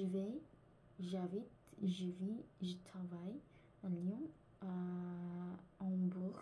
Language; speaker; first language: French; non-native, learner; Korean